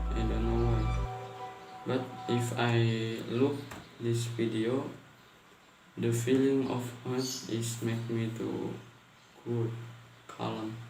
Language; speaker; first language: English; non-native, learner; Indonesian